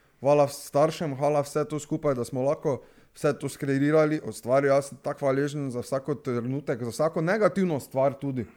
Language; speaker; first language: Slovenian; non-native, local second language; Serbian